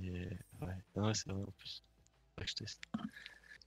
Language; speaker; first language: French; native; French